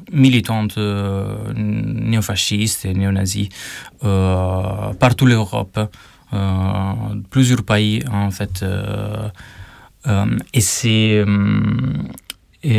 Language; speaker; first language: French; non-native, learner; Albanian